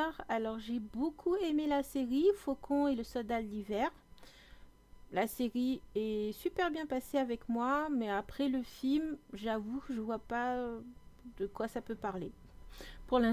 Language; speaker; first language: French; native; French